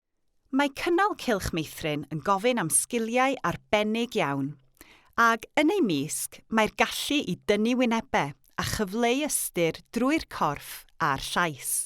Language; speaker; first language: Welsh; native; Welsh